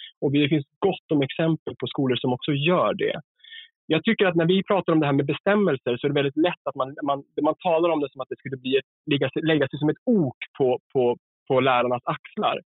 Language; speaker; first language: Swedish; native; Swedish